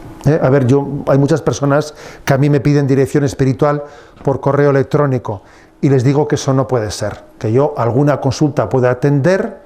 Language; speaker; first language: Spanish; native; Spanish